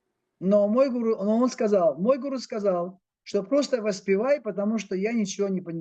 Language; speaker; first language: Russian; native; Russian